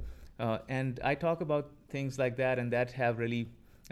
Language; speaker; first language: English; non-native, local second language; Punjabi